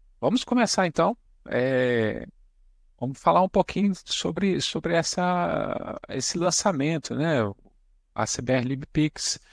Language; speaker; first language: Portuguese; native; Portuguese